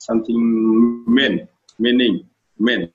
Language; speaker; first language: English; non-native, learner; Vietnamese